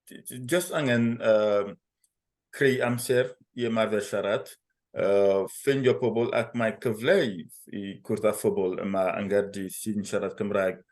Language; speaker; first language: Welsh; non-native, fluent; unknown